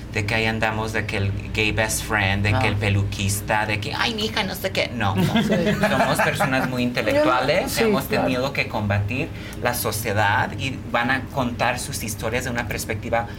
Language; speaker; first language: Spanish; early bilingual, heritage; Spanish